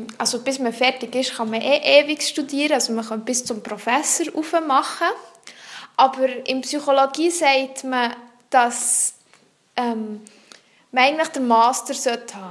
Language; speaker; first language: German; non-native, local second language; French